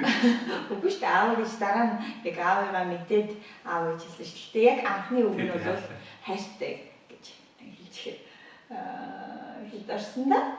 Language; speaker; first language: Mongolian; native; Mongolian